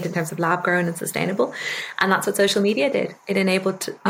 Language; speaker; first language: English; native; English